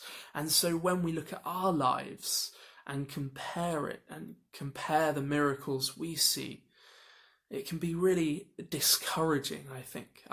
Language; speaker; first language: English; native; English